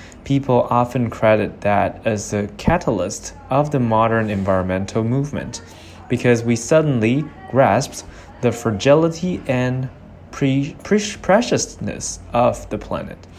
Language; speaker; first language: English; non-native, fluent; Chinese